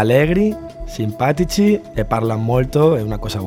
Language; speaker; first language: Italian; non-native, learner; Spanish